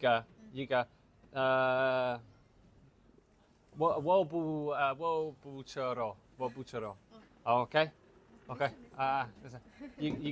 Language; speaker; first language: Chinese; non-native, learner; English